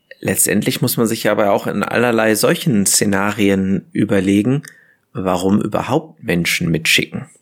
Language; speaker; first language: German; native; German